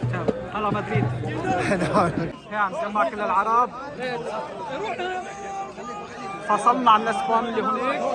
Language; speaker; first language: Arabic; native; Arabic